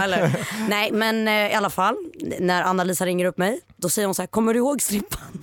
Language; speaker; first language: Swedish; native; Swedish